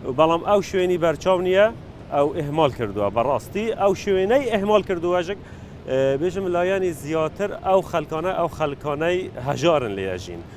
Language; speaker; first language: Central Kurdish; non-native, local second language; Kurdish